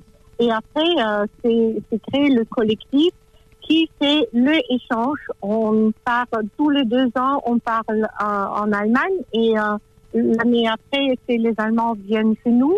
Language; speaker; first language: French; non-native, fluent; German